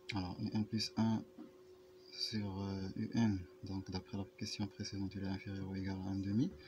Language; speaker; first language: French; non-native, local second language; Arabic